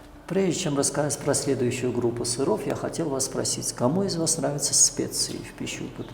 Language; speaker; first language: Russian; native; Russian